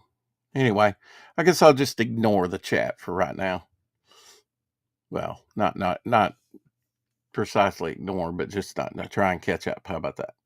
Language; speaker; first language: English; native; English